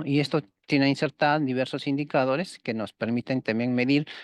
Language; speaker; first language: Spanish; native; Spanish